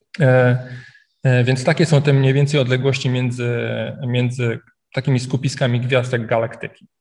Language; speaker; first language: Polish; native; Polish